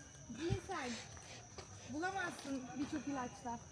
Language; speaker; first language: Turkish; native; Turkish